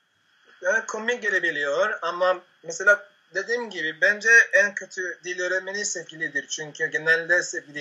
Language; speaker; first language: Turkish; non-native, fluent; Spanish